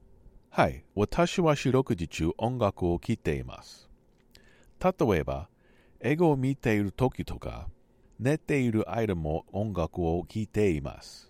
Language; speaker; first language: Japanese; non-native, learner; English